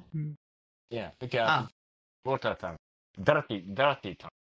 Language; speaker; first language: English; non-native, learner; Japanese